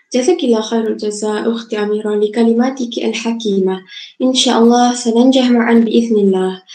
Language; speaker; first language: Arabic; non-native, fluent; Malay